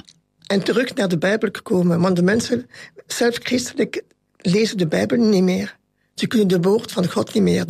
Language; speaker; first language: Dutch; non-native, local second language; French